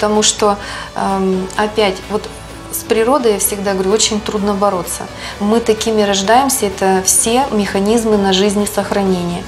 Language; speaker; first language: Russian; native; Russian